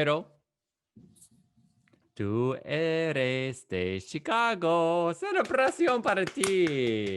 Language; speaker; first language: Spanish; non-native, fluent; English